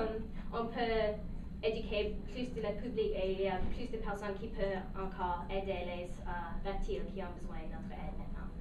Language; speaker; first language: French; non-native, local second language; English